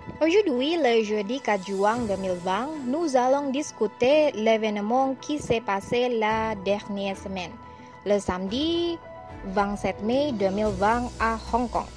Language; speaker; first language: French; non-native, learner; Cantonese